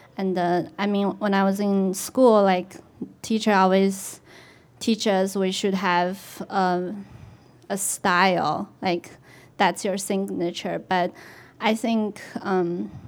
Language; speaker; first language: English; non-native, fluent; Chinese